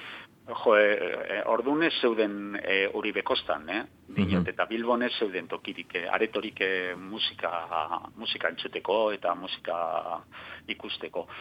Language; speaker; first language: Basque; non-native, local second language; Spanish